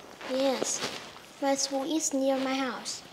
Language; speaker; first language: English; non-native, learner; Vietnamese